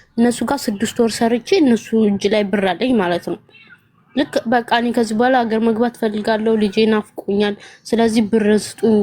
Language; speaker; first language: Amharic; native; Amharic